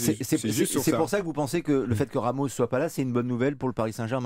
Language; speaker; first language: French; native; French